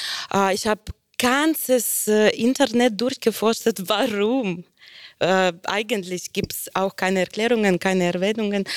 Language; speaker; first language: German; non-native, fluent; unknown